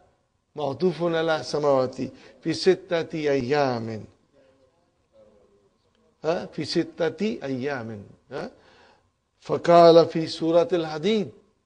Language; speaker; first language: Arabic; non-native, fluent; Urdu